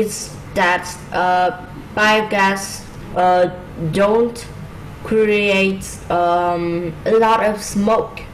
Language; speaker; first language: English; non-native, learner; Vietnamese